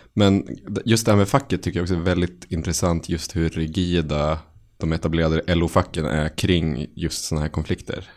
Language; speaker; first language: Swedish; native; Swedish